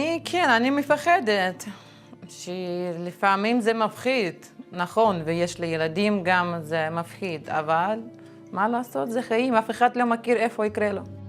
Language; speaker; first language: Hebrew; non-native, fluent; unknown